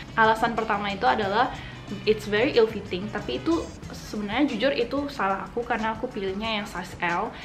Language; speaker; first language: Indonesian; early bilingual, heritage; Indonesian